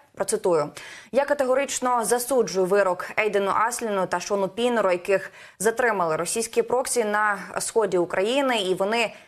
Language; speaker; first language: Ukrainian; native; Ukrainian